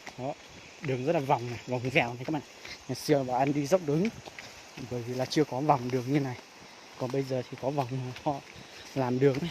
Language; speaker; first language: Vietnamese; non-native, local second language; Hmong